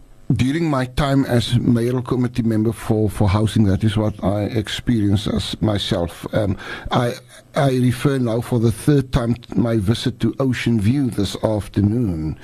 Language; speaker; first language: English; non-native, local second language; Afrikaans